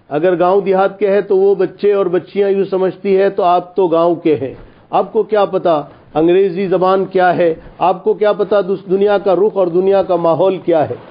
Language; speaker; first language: Urdu; non-native, local second language; Gujarati